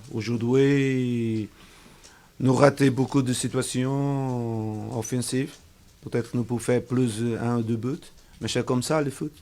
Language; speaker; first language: French; non-native, learner; Portuguese